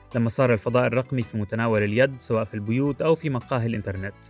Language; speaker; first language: Arabic; non-native, local second language; Kurdish